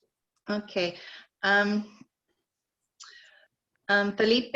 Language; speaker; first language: Spanish; non-native, learner; English